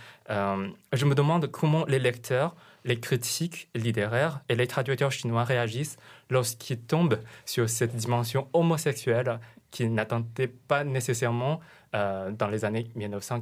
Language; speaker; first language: French; non-native, fluent; Chinese